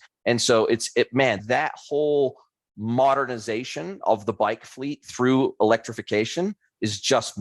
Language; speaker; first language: English; native; English